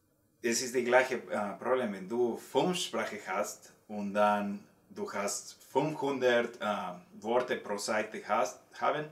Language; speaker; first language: German; non-native, learner; Spanish